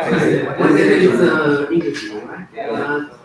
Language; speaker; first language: English; non-native, learner; Chinese